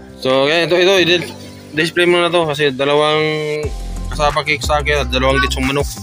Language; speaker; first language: Filipino; native; Filipino